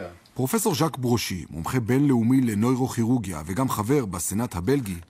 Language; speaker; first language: Hebrew; native; Hebrew